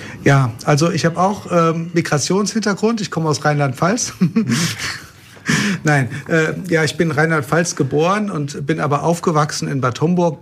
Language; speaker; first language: German; native; German